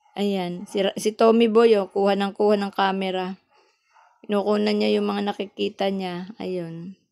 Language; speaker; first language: Filipino; non-native, local second language; Waray